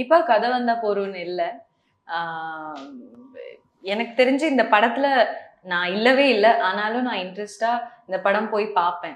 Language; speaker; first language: Tamil; non-native, local second language; Malayalam